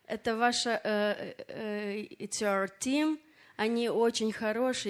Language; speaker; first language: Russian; non-native, fluent; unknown